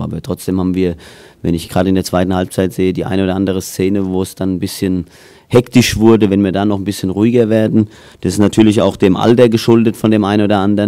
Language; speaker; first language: German; native; German